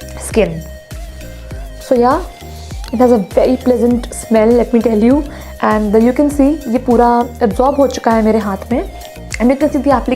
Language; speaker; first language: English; non-native, local second language; Hindi